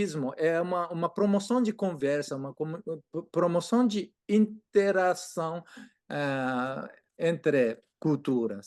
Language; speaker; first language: Portuguese; non-native, fluent; Japanese